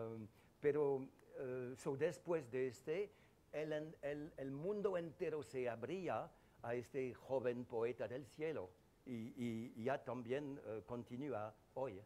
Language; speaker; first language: Spanish; non-native, fluent; French